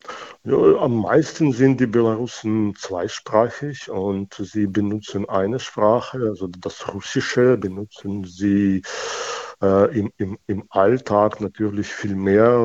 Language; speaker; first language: German; non-native, fluent; Russian